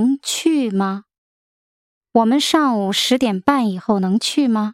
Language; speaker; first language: Chinese; non-native, learner; English